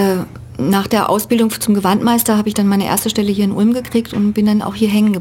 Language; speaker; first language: German; native; German